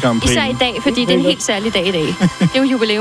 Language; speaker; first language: Danish; native; Danish